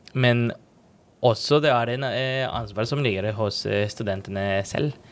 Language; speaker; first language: Norwegian; non-native, fluent; Spanish